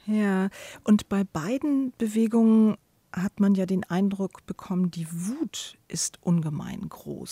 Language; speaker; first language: German; native; German